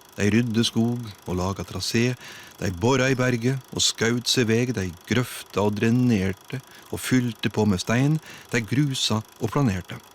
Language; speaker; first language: Norwegian; native; Norwegian